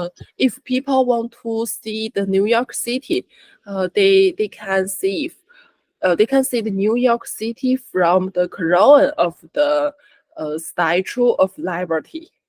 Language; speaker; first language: English; non-native, learner; Chinese